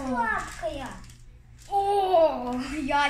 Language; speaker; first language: Russian; early bilingual, heritage; Russian